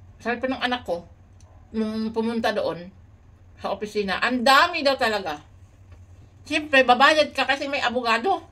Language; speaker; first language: Filipino; native; Filipino